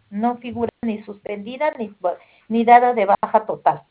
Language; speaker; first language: Spanish; native; Spanish